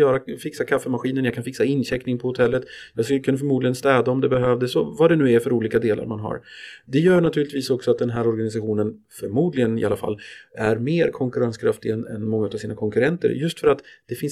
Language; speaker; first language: Swedish; native; Swedish